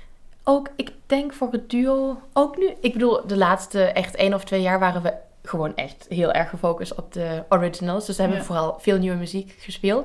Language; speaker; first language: Dutch; native; Dutch